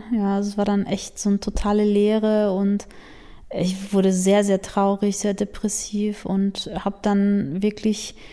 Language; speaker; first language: German; early bilingual, other home language; Polish